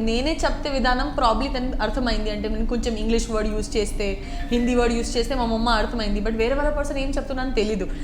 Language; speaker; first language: Telugu; non-native, learner; Gujarati